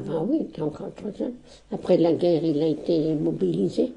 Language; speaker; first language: French; non-native, local second language; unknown